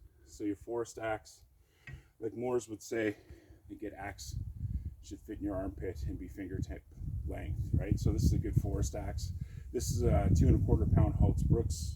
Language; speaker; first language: English; native; English